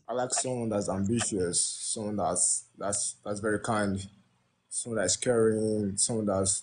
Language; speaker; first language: English; non-native, local second language; Yoruba